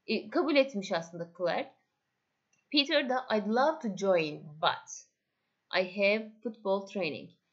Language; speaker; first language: English; non-native, fluent; Turkish